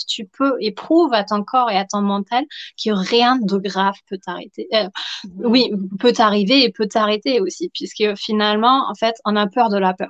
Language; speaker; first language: French; non-native, fluent; German